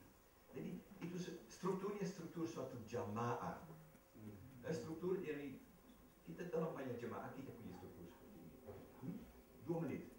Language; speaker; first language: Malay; non-native, fluent; Dutch